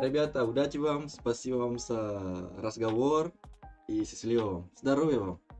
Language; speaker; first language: Russian; non-native, fluent; Indonesian